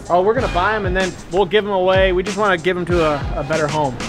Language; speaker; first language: English; native; English